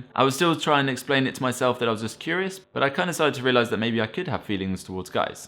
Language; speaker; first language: English; native; English